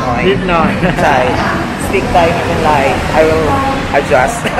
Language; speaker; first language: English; non-native, local second language; Filipino